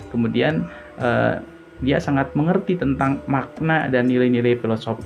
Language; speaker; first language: Indonesian; non-native, local second language; Sundanese